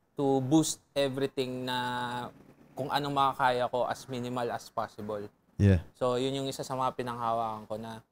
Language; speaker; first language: Filipino; native; Filipino